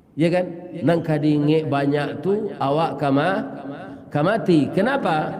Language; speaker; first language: Malay; non-native, local second language; Minangkabau